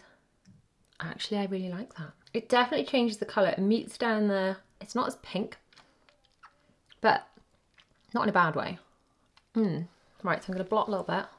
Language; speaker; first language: English; native; English